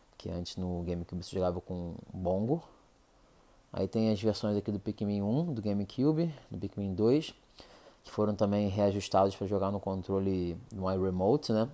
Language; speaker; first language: Portuguese; native; Portuguese